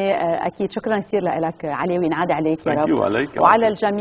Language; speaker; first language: Arabic; native; Arabic